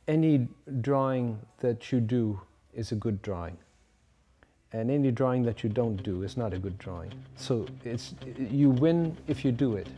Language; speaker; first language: English; native; English